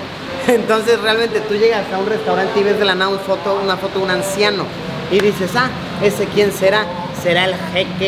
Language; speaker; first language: Spanish; native; Spanish